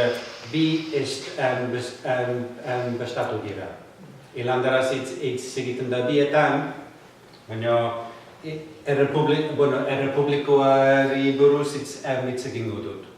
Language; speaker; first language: Basque; non-native, fluent; English